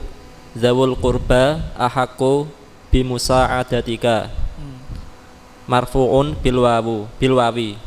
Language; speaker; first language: Arabic; non-native, learner; Indonesian